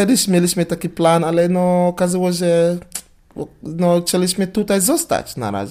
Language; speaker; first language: Polish; non-native, learner; English